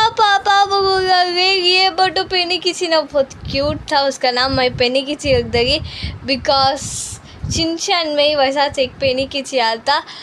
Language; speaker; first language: Hindi; non-native, local second language; Urdu